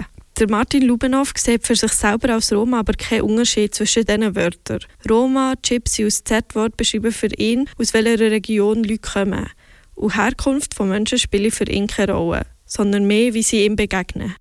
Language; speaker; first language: German; native; German